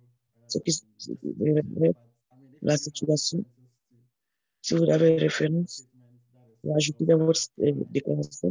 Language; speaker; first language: French; non-native, learner; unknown